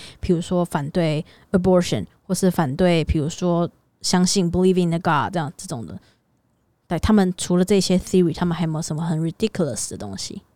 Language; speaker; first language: Chinese; native; Chinese